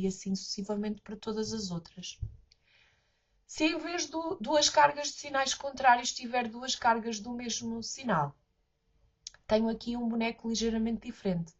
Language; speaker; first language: Portuguese; native; Portuguese